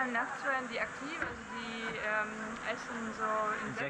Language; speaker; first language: German; non-native, fluent; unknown